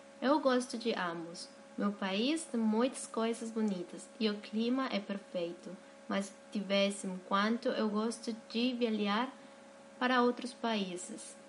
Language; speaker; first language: Portuguese; non-native, learner; Spanish